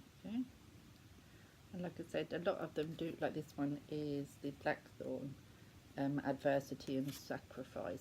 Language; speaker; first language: English; native; English